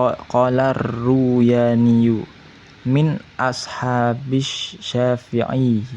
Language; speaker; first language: Arabic; non-native, learner; Indonesian